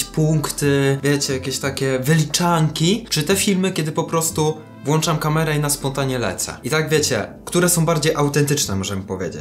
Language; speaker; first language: Polish; native; Polish